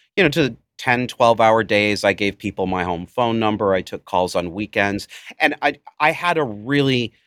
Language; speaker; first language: English; native; English